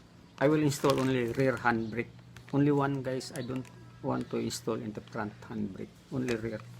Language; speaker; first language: English; non-native, local second language; Filipino